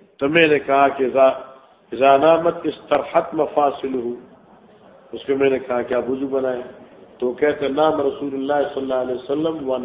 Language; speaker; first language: Urdu; non-native, local second language; Northern Hindko